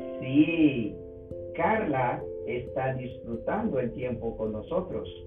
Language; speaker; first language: Spanish; non-native, learner; English